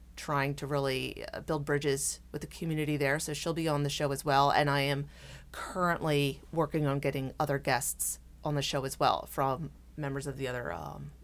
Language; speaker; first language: English; native; English